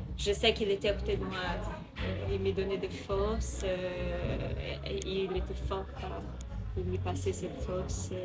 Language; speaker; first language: French; non-native, fluent; Portuguese